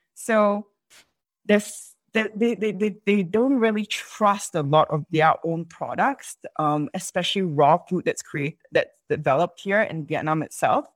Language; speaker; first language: English; native; English